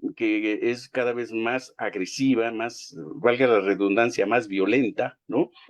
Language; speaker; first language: Spanish; native; Spanish